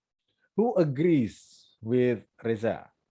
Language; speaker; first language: English; non-native, fluent; Indonesian